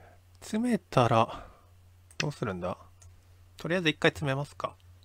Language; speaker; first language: Japanese; native; Japanese